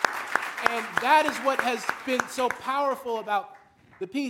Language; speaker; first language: English; native; English